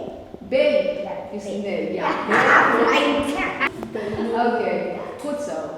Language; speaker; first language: Dutch; non-native, fluent; Urdu